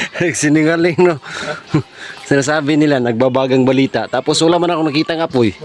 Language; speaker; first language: Filipino; non-native, local second language; Cebuano